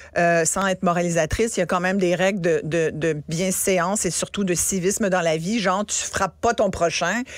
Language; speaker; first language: French; native; French